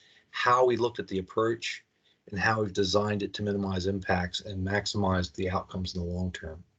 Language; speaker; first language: English; native; English